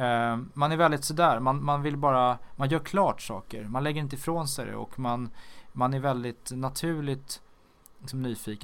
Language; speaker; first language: Swedish; native; Swedish